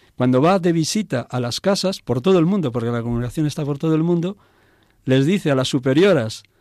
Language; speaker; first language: Spanish; native; Spanish